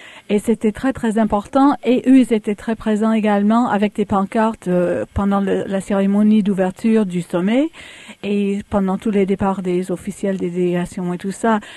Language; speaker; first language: French; early bilingual, other home language; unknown